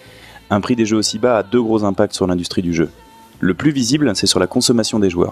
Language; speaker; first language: French; native; French